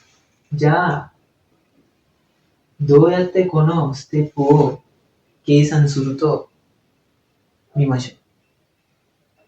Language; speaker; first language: Japanese; non-native, learner; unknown